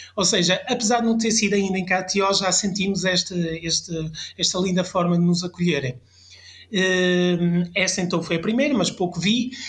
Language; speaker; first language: Portuguese; early bilingual, other home language; French